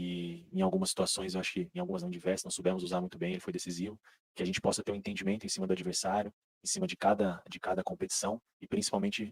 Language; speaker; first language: Portuguese; native; Portuguese